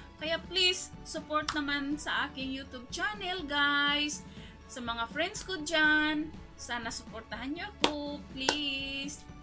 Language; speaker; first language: Filipino; non-native, local second language; Cebuano